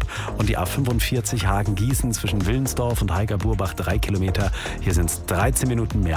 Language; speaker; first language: German; native; German